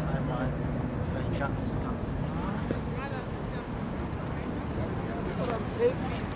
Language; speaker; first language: German; native; German